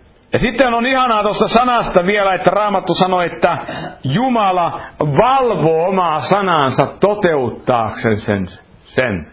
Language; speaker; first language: Finnish; native; Finnish